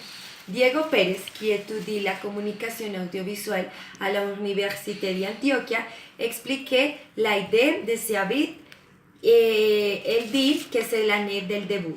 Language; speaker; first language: French; non-native, learner; Spanish